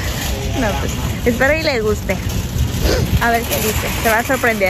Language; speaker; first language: Spanish; native; Spanish